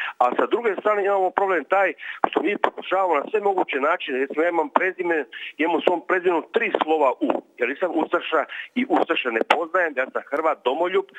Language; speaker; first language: Croatian; native; Croatian